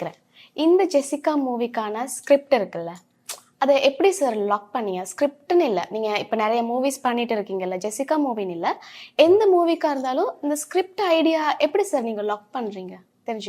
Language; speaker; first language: Tamil; native; Tamil